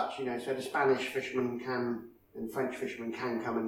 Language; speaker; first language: English; native; English